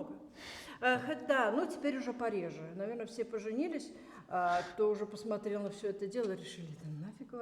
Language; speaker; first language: Russian; native; Russian